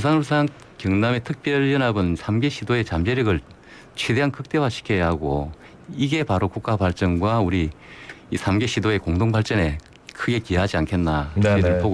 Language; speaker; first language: Korean; native; Korean